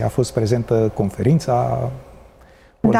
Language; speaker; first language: Romanian; native; Romanian